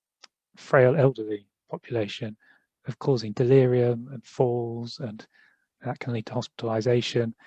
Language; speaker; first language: English; native; English